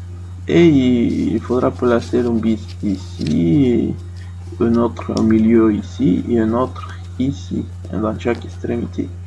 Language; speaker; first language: French; non-native, fluent; Spanish